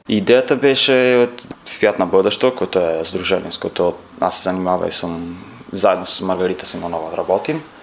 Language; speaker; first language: Bulgarian; non-native, fluent; Italian